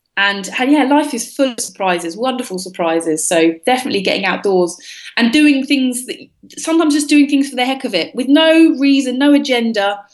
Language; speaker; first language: English; native; English